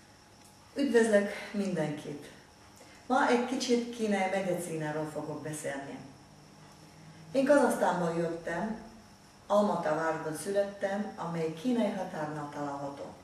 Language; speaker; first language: Hungarian; non-native, fluent; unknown